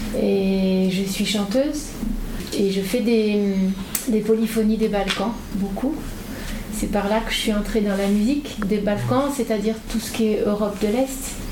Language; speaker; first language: French; native; French